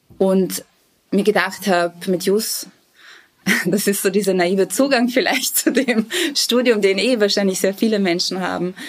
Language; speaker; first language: German; early bilingual, other home language; Bosnian